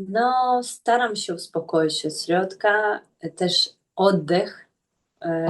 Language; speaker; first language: Polish; non-native, fluent; Russian